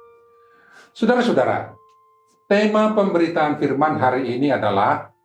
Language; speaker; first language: Malay; native; Malay